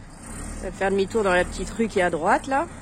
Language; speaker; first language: French; native; French